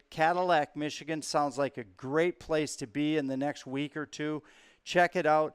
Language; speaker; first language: English; native; English